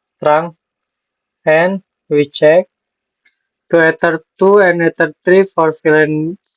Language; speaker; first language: English; non-native, learner; Indonesian